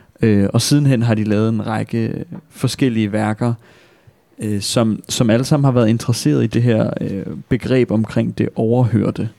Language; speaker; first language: Danish; native; Danish